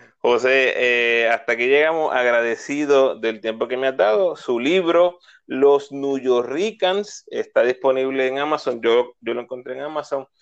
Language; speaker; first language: Spanish; native; Spanish